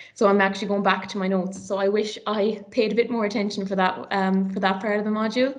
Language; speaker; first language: English; native; English